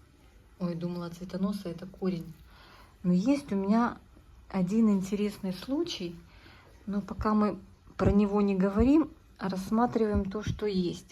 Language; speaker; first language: Russian; native; Russian